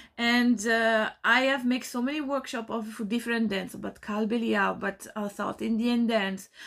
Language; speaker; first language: English; non-native, learner; French